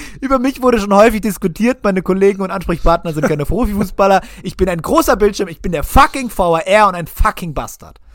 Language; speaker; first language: German; native; German